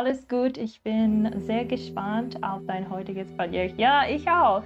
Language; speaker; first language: German; non-native, learner; English